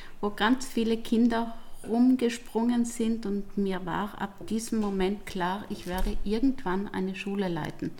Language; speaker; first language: German; native; German